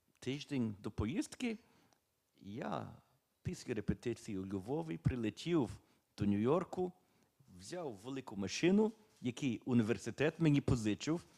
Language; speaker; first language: Ukrainian; early bilingual, heritage; Ukrainian